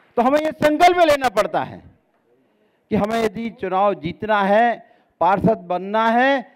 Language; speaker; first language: Hindi; native; Hindi